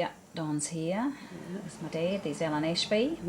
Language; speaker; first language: English; native; English